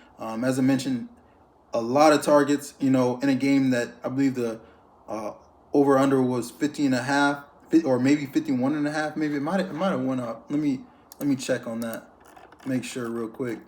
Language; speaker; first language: English; native; English